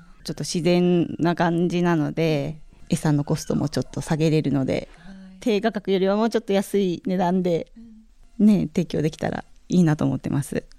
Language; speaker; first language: Japanese; native; Japanese